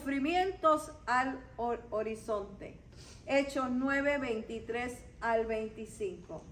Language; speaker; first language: Spanish; native; Spanish